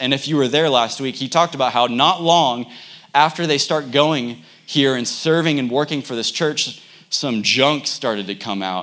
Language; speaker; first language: English; native; English